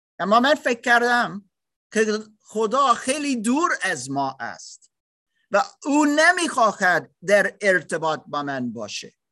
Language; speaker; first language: Persian; non-native, learner; German